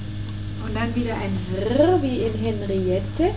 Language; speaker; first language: German; native; German